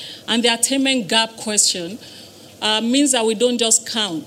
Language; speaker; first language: English; non-native, local second language; Yoruba